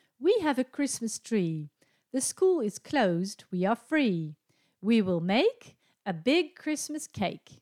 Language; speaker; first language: English; non-native, fluent; Dutch